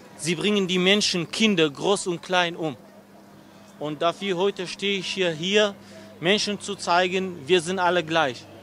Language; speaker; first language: German; non-native, fluent; Arabic